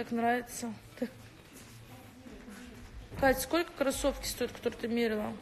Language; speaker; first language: Russian; native; Russian